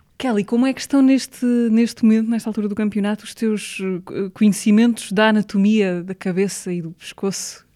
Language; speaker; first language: Portuguese; native; Portuguese